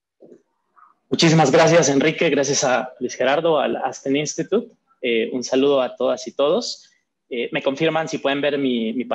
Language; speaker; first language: Spanish; native; Spanish